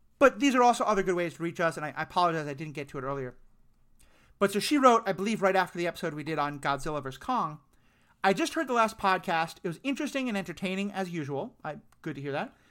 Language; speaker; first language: English; native; English